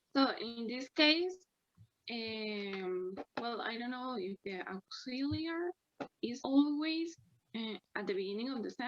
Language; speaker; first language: English; non-native, learner; Spanish